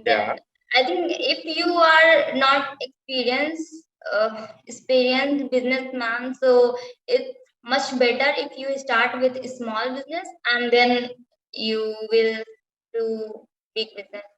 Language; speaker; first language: English; non-native, learner; Hindi